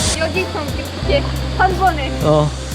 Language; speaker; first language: Korean; non-native, learner; Russian